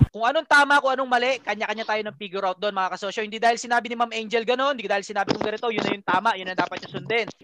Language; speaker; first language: Filipino; native; Filipino